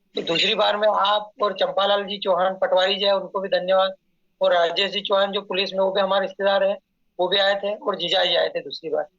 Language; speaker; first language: Hindi; native; Hindi